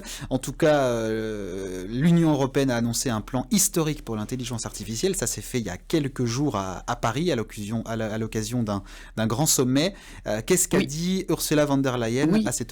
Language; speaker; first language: French; native; French